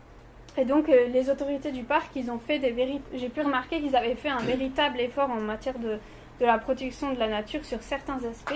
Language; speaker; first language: French; native; French